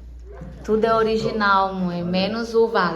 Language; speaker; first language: Portuguese; native; Portuguese